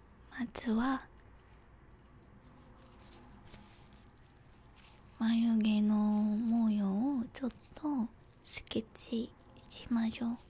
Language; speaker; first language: Japanese; non-native, learner; Korean